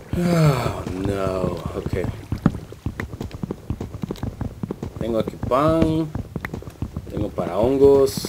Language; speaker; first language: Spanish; early bilingual, heritage; Spanish